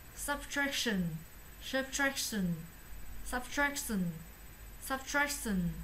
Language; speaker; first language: English; non-native, learner; Vietnamese